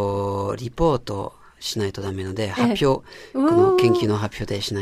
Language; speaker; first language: Japanese; non-native, learner; French